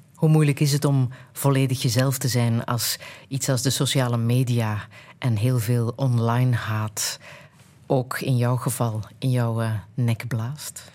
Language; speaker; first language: Dutch; native; Dutch